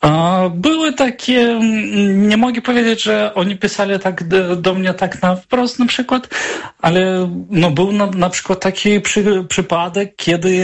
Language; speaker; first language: Polish; non-native, fluent; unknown